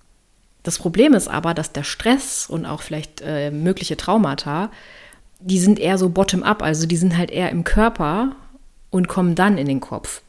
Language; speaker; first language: German; native; German